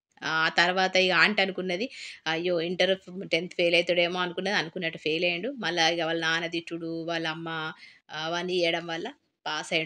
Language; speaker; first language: Telugu; native; Telugu